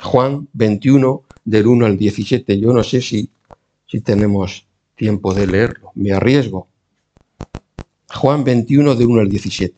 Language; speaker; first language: Spanish; native; Spanish